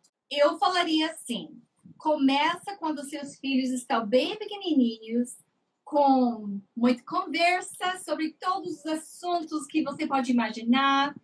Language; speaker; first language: Portuguese; non-native, fluent; English